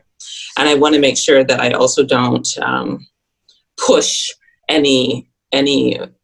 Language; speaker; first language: English; native; English